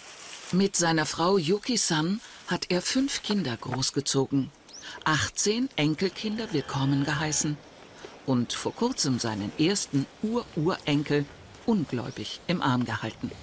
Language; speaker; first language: German; native; German